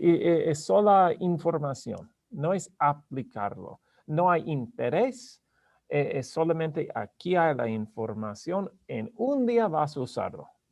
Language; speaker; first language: Spanish; non-native, learner; English